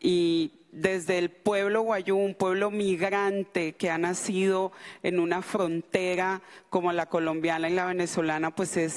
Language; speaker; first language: Spanish; non-native, local second language; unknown